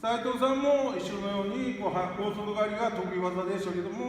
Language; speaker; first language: Japanese; native; Japanese